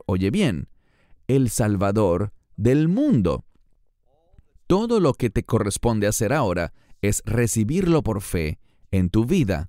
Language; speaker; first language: Spanish; native; Spanish